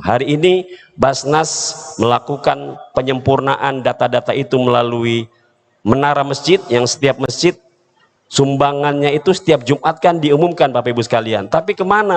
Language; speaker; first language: Indonesian; native; Indonesian